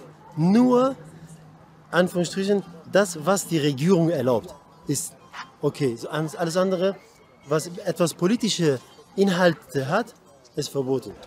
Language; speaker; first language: German; early bilingual, heritage; Kurdish